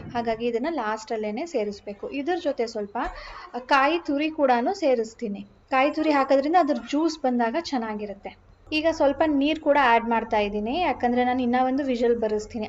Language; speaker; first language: Kannada; non-native, local second language; Marathi